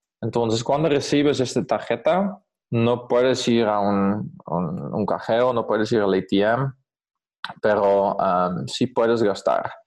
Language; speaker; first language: Spanish; non-native, fluent; Dutch